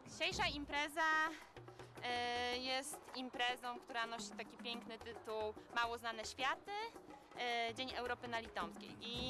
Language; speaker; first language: Polish; native; Polish